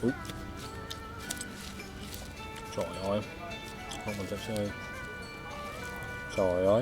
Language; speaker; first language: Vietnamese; non-native, learner; English